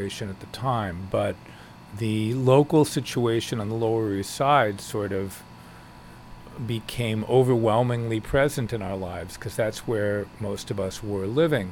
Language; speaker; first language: English; native; English